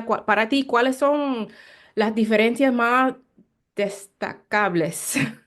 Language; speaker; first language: Spanish; non-native, learner; English